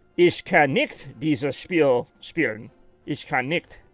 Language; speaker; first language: German; non-native, learner; English